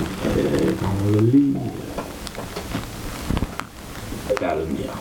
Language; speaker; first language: French; non-native, learner; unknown